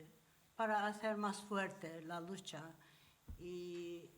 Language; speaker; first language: Spanish; non-native, learner; Turkish